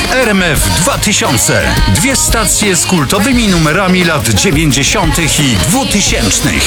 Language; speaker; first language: Polish; native; Polish